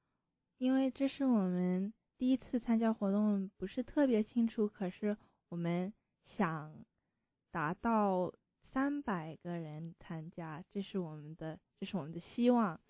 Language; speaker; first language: Chinese; early bilingual, heritage; Chinese